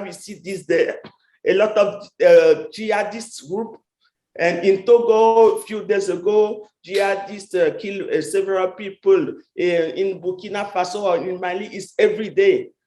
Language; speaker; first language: English; non-native, fluent; French